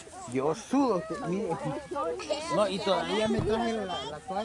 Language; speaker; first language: Spanish; native; Spanish